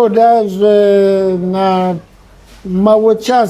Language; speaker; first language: Polish; non-native, learner; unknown